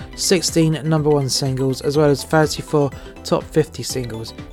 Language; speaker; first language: English; native; English